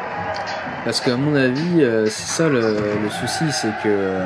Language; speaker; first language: French; native; French